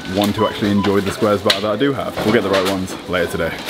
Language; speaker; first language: English; native; English